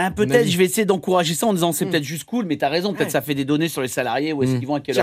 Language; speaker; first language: French; native; French